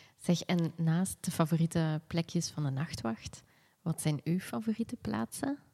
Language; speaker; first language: Dutch; native; Dutch